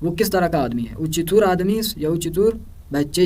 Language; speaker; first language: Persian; non-native, fluent; Urdu